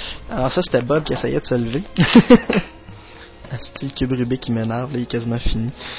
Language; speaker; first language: French; native; French